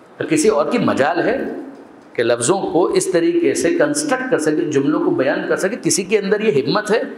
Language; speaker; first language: Urdu; non-native, local second language; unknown